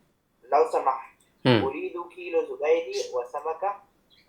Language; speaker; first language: Arabic; non-native, learner; Urdu